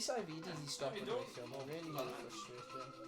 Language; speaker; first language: Welsh; native; Welsh